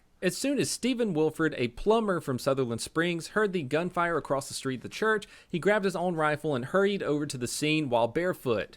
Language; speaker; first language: English; native; English